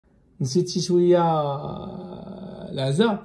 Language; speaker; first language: Arabic; native; Arabic